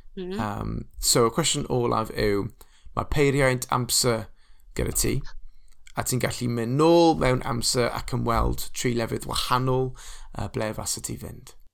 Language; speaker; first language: Welsh; non-native, local second language; English